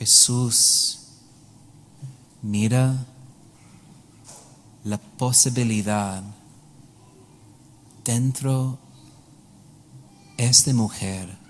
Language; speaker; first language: Spanish; non-native, learner; English